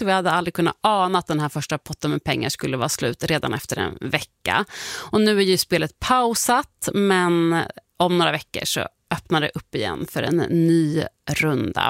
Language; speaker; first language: Swedish; native; Swedish